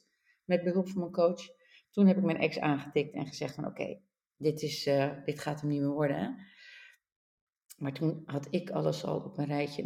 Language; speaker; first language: Dutch; native; Dutch